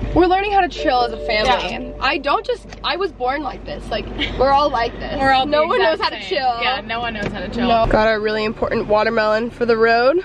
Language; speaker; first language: English; native; English